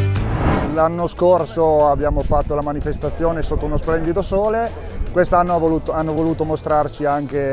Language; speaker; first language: Italian; native; Italian